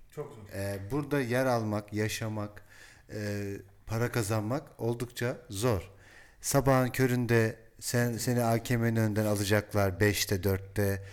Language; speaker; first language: Turkish; native; Turkish